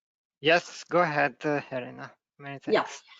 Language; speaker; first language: English; non-native, fluent; Italian